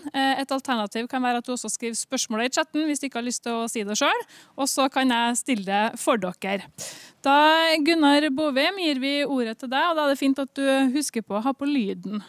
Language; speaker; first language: Norwegian; native; Norwegian